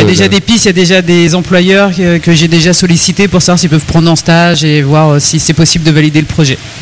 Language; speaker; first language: French; native; French